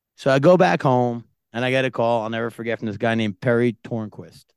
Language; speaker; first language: English; native; English